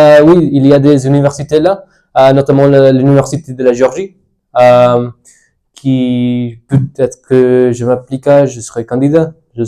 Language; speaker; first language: French; non-native, fluent; English